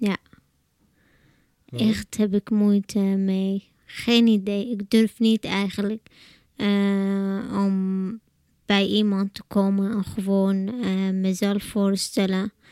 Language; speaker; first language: Dutch; non-native, learner; Arabic